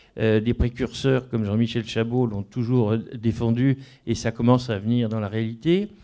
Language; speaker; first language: French; native; French